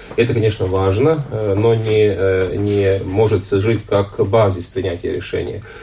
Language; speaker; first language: Russian; non-native, local second language; Latvian